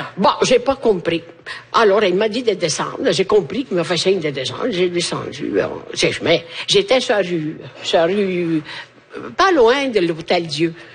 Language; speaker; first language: French; non-native, fluent; Italian